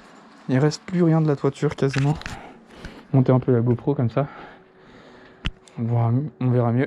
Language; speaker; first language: French; native; French